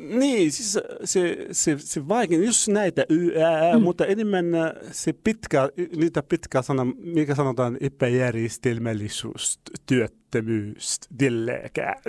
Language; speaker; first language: Finnish; non-native, learner; Arabic